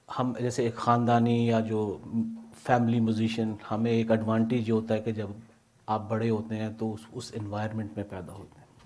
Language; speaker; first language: Urdu; native; Urdu